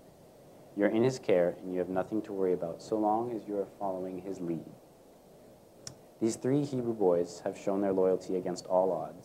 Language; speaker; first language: English; native; English